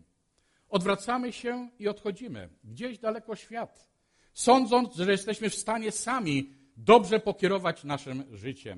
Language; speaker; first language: Polish; native; Polish